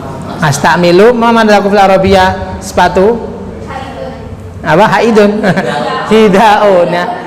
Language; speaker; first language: Arabic; non-native, fluent; Indonesian